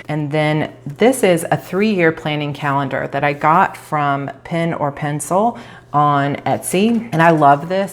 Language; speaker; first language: English; native; English